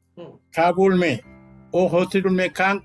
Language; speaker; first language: Hindi; non-native, fluent; Malayalam